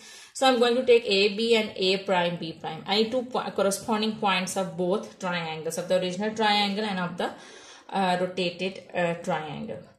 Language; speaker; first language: English; non-native, local second language; Urdu